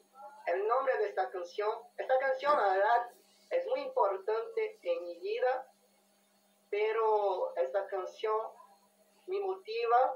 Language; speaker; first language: Spanish; non-native, learner; Portuguese